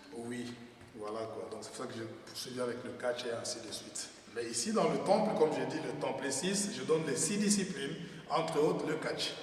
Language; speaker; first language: French; non-native, local second language; Lingala